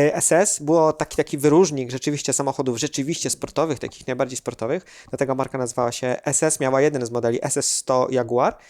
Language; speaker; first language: Polish; native; Polish